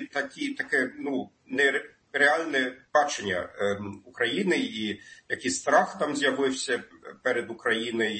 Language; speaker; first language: Ukrainian; non-native, fluent; German